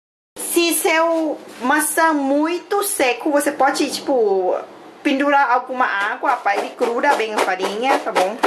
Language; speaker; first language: Portuguese; non-native, learner; Thai